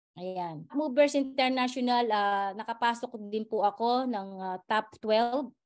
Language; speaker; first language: Filipino; native; Filipino